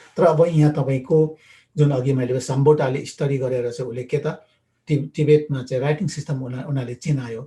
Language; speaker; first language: Nepali; non-native, local second language; Limbu